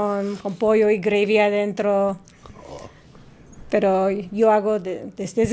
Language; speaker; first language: Spanish; non-native, fluent; English